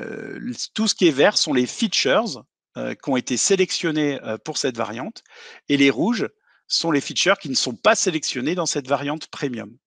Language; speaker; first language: French; native; French